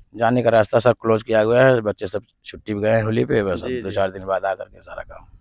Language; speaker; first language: Hindi; native; Hindi